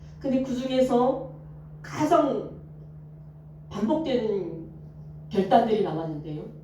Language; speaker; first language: Korean; native; Korean